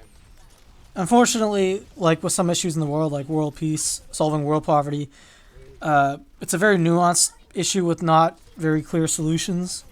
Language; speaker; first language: English; native; English